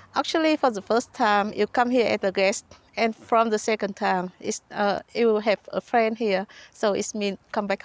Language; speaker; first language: English; non-native, learner; Vietnamese